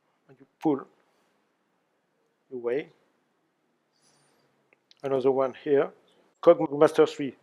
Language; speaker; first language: English; non-native, learner; French